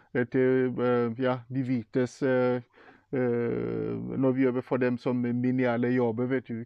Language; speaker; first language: Norwegian; non-native, fluent; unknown